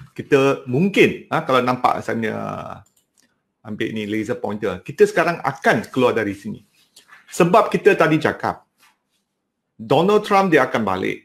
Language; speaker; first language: Malay; non-native, local second language; Cantonese